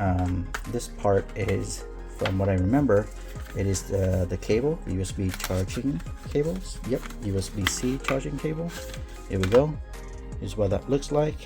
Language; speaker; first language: English; native; English